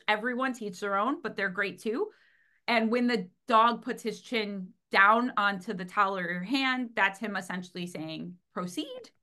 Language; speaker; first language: English; native; English